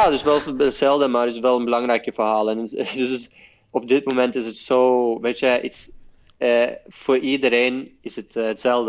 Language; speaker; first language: Dutch; non-native, fluent; Norwegian